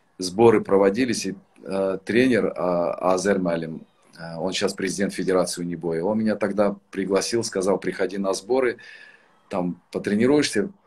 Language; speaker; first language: Russian; native; Russian